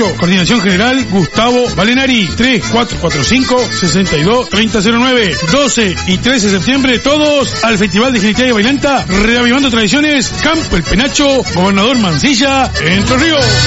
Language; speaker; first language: Spanish; native; Spanish